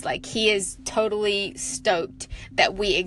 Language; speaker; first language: English; native; English